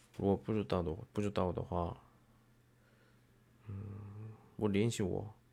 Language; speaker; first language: Chinese; non-native, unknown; Korean